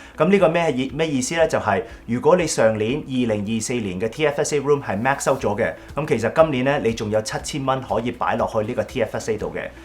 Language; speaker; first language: Cantonese; early bilingual, heritage; Cantonese